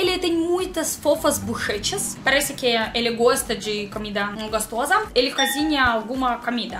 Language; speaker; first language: Portuguese; non-native, learner; Russian